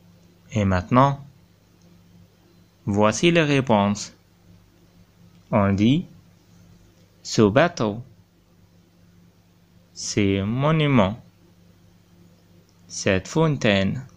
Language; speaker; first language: French; non-native, fluent; Arabic